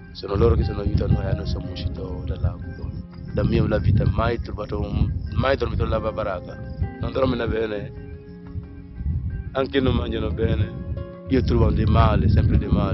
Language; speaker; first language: Italian; non-native, learner; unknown